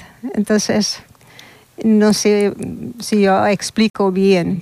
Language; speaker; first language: Spanish; non-native, learner; Hungarian